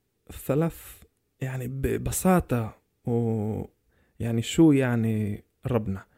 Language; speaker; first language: Arabic; non-native, fluent; Hebrew